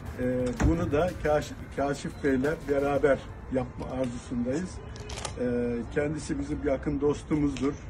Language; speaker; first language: Turkish; native; Turkish